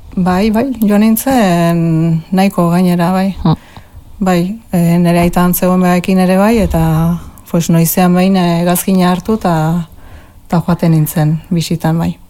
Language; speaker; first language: Basque; non-native, local second language; Spanish